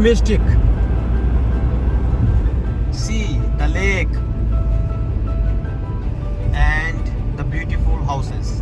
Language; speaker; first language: English; non-native, local second language; Hindi